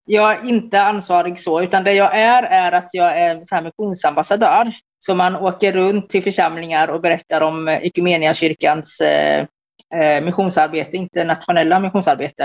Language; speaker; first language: Swedish; native; Swedish